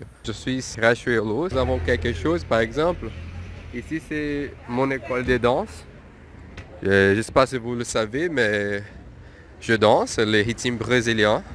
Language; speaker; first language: French; non-native, fluent; Portuguese